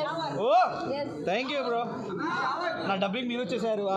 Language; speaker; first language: Telugu; non-native, learner; Hindi